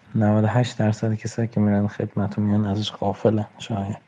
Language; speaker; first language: Persian; native; Persian